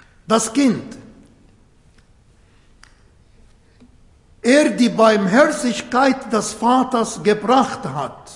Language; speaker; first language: German; non-native, fluent; Arabic